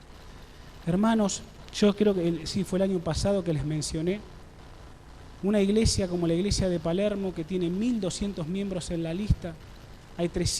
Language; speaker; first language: Spanish; native; Spanish